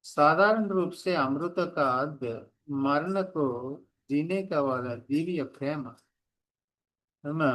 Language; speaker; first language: Hindi; non-native, local second language; Telugu